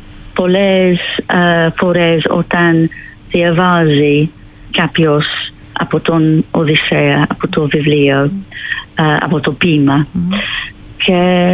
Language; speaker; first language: Greek; non-native, fluent; English